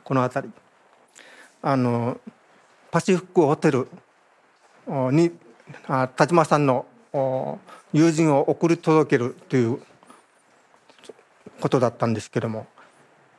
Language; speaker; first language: Japanese; native; Japanese